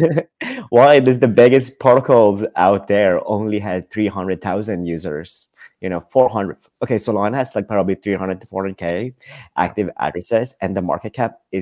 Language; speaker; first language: English; non-native, local second language; Filipino